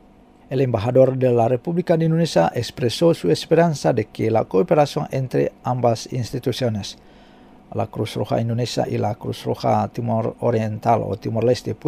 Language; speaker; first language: Spanish; non-native, fluent; Indonesian